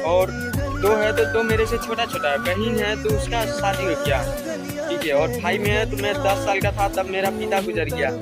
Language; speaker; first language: Hindi; non-native, fluent; Bangla